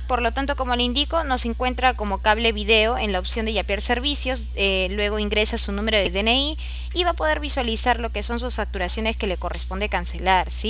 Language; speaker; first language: Spanish; native; Spanish